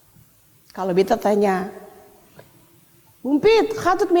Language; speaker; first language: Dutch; non-native, learner; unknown